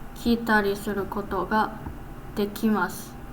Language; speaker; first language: Japanese; non-native, learner; English